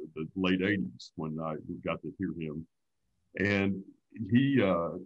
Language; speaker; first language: English; native; English